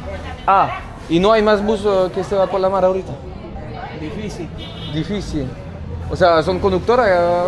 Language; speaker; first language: Spanish; non-native, learner; French